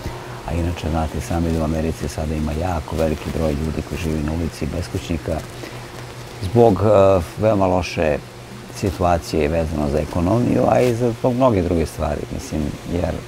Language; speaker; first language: Croatian; native; Croatian